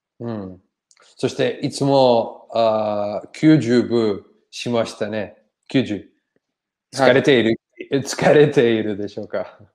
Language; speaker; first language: Japanese; non-native, learner; Portuguese